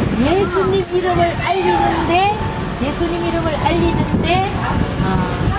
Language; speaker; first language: Korean; native; Korean